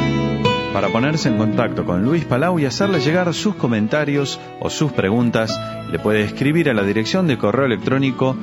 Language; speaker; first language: Spanish; native; Spanish